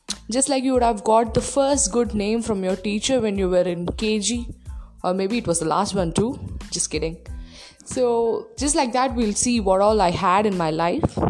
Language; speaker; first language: English; non-native, local second language; Tamil